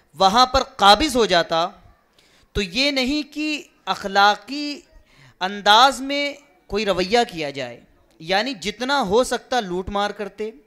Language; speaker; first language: Urdu; native; Urdu